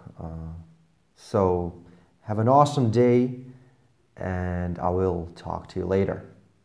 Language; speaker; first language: English; non-native, fluent; Slovak